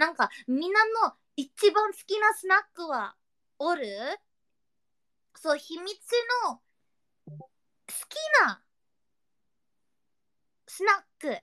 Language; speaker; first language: Japanese; non-native, learner; Indonesian